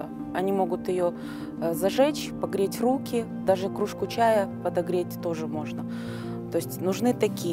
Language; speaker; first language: Russian; native; Russian